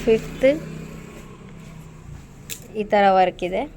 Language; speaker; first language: Kannada; non-native, local second language; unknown